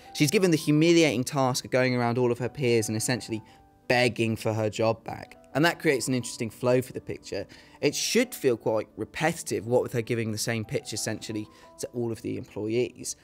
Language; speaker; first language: English; native; English